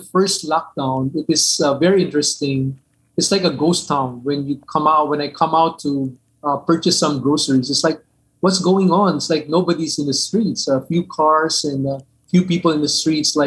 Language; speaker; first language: English; non-native, local second language; Min Nan Chinese